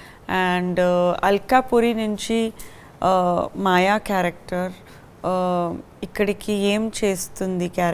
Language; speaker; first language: Telugu; non-native, learner; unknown